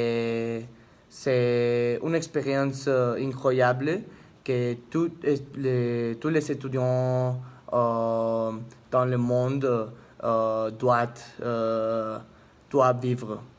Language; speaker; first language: French; non-native, learner; Spanish